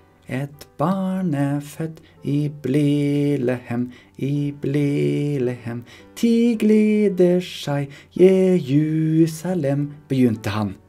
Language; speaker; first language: Norwegian; native; Norwegian